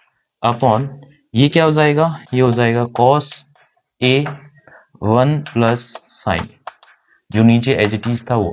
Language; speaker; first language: Hindi; native; Hindi